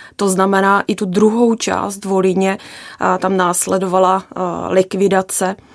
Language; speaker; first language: Czech; native; Czech